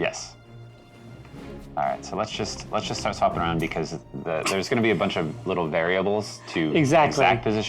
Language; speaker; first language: English; native; English